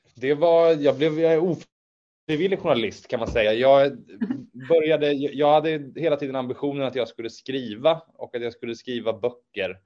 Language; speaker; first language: Swedish; native; Swedish